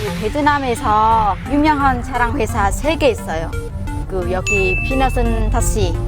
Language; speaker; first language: Korean; non-native, learner; Vietnamese